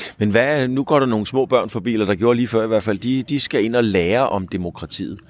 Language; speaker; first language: Danish; native; Danish